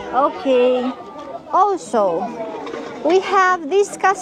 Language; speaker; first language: English; non-native, learner; Romanian